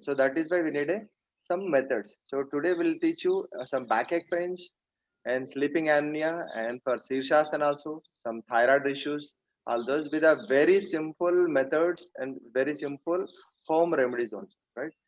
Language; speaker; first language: English; non-native, local second language; Telugu